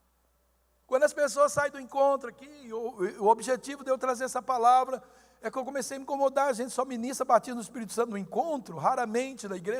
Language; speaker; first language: Portuguese; native; Portuguese